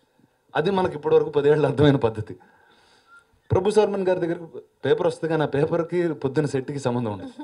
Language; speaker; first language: Telugu; native; Telugu